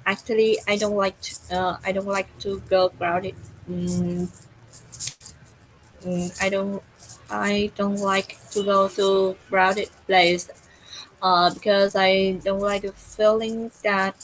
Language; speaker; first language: English; non-native, learner; Vietnamese